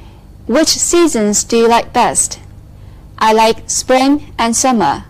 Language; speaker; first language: English; non-native, fluent; Chinese